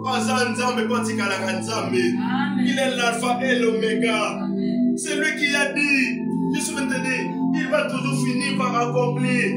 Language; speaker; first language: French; non-native, local second language; Lingala